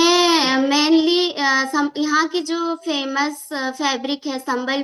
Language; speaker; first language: Hindi; non-native, local second language; Odia